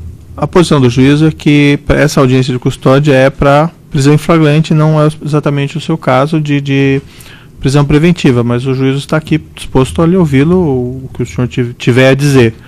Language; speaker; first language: Portuguese; native; Portuguese